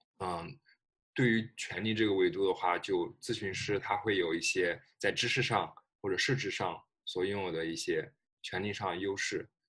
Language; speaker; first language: Chinese; native; Chinese